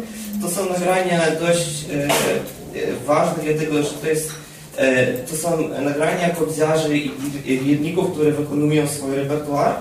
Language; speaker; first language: Polish; non-native, fluent; Ukrainian